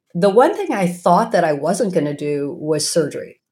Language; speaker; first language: English; native; English